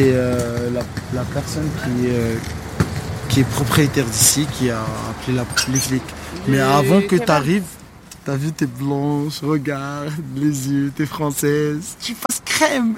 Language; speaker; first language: French; non-native, local second language; Arabic